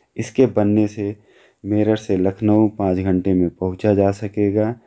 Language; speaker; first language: Hindi; native; Hindi